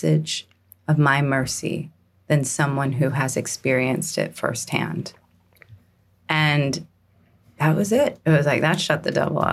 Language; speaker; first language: English; native; English